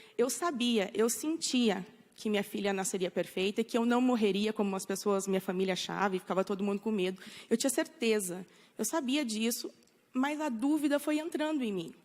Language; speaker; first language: Portuguese; native; Portuguese